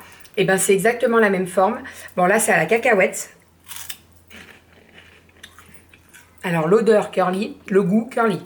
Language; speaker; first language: French; native; French